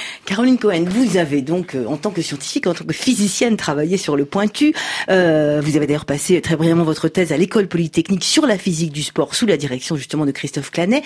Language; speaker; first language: French; native; French